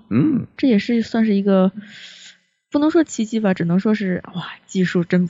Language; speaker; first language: Chinese; native; Chinese